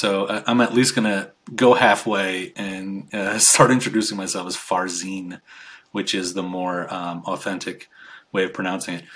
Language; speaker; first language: English; native; English